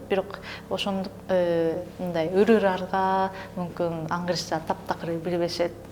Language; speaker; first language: Kyrgyz; non-native, learner; Japanese